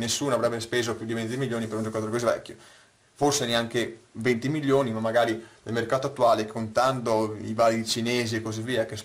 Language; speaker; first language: Italian; native; Italian